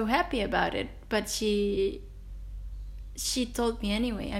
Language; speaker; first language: English; non-native, fluent; Indonesian